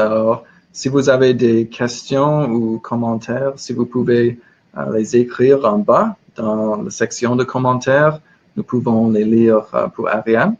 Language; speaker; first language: French; non-native, learner; English